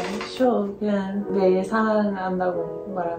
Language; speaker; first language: Korean; non-native, learner; Dutch